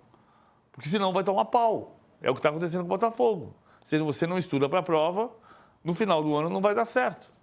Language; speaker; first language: Portuguese; native; Portuguese